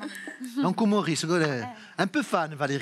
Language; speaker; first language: French; native; French